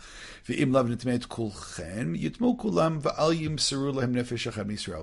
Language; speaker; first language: Hebrew; non-native, fluent; English